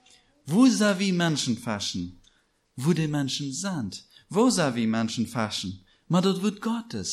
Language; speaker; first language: German; non-native, learner; Plautdietsch